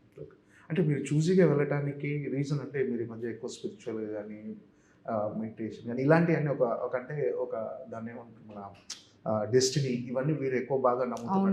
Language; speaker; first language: Telugu; native; Telugu